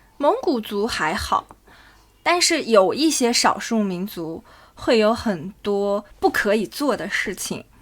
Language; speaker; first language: Chinese; native; Chinese